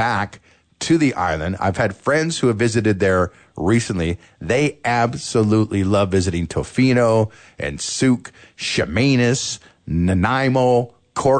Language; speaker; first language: English; native; English